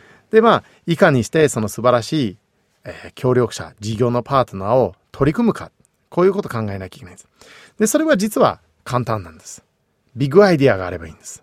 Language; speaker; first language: Japanese; non-native, fluent; English